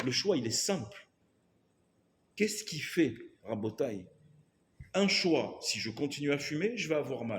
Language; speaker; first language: French; native; French